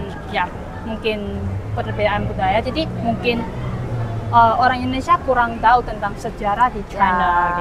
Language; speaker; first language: Indonesian; non-native, fluent; Chinese